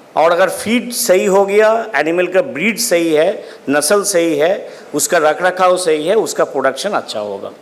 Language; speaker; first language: Hindi; non-native, local second language; Bangla